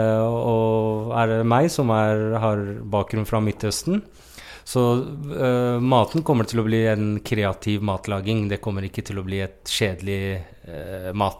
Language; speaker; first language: Norwegian; non-native, fluent; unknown